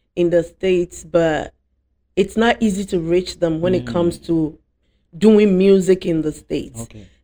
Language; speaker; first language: English; non-native, local second language; Akan